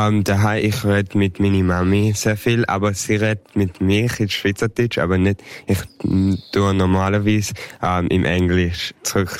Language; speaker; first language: German; early bilingual, heritage; English